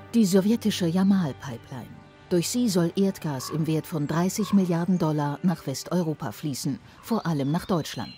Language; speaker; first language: German; native; German